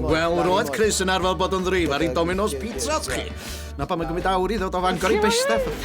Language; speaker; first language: Welsh; native; Welsh